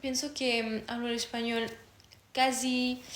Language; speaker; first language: Spanish; non-native, learner; French